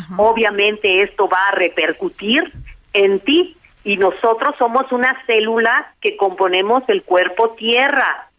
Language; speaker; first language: Spanish; native; Spanish